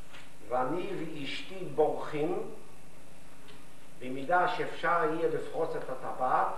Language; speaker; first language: Hebrew; non-native, fluent; Yiddish